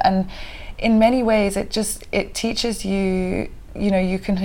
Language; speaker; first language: English; native; English